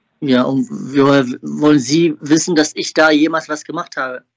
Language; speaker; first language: German; native; German